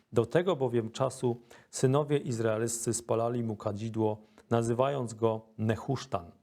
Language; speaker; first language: Polish; native; Polish